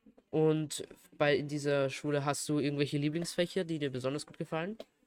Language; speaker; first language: German; native; German